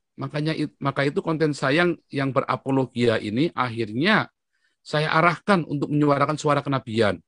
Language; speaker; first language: Indonesian; native; Indonesian